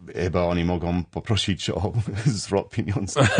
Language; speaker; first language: Polish; non-native, learner; English